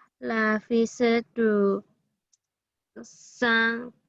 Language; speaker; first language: French; non-native, learner; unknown